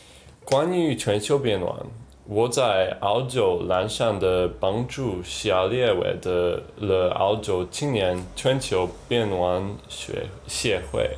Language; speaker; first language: Chinese; non-native, learner; English